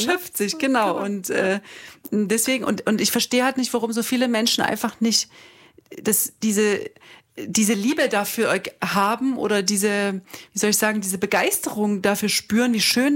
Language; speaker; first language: German; native; German